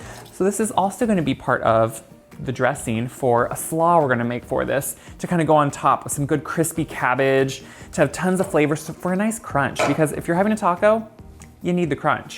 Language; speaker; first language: English; native; English